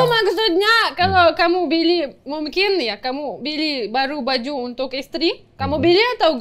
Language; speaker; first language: Indonesian; non-native, learner; Russian